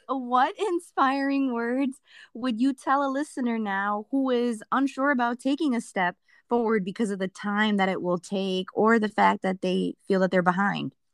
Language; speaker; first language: English; early bilingual, other home language; Spanish